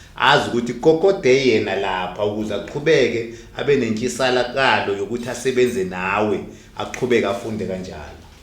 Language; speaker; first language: Zulu; native; Zulu